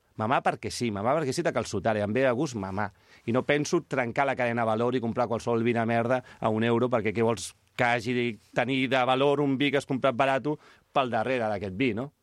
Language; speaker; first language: Catalan; native; Catalan